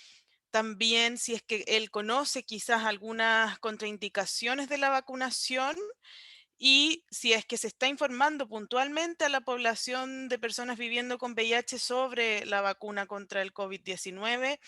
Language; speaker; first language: Spanish; native; Spanish